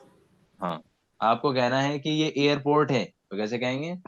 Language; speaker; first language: Hindi; native; Hindi